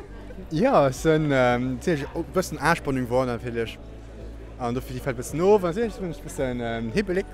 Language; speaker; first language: German; non-native, local second language; Luxembourgish